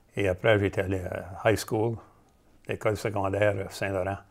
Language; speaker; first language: French; native; French